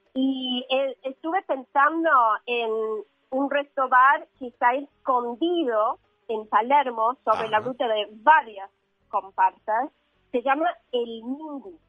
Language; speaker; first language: Spanish; non-native, fluent; English